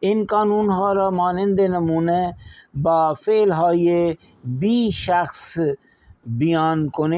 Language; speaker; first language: Persian; non-native, fluent; Urdu